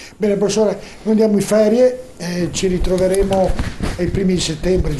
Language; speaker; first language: Italian; native; Italian